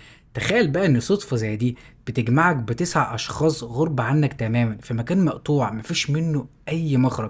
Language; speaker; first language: Arabic; native; Arabic